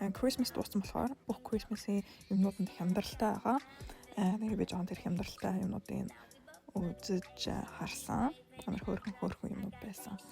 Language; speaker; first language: Mongolian; early bilingual, heritage; Mongolian